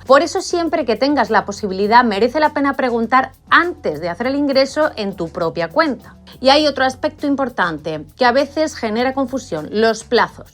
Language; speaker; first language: Spanish; native; Spanish